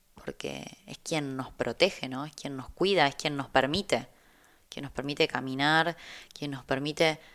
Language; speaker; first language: Spanish; native; Spanish